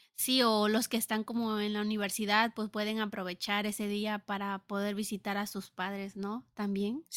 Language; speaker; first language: Spanish; native; Spanish